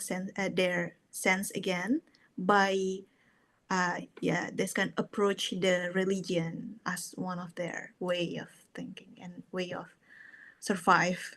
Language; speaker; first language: English; non-native, fluent; Indonesian